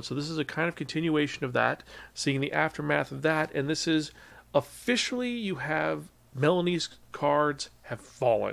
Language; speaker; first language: English; native; English